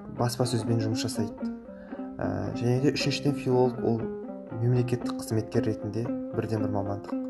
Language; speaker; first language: Kazakh; native; Kazakh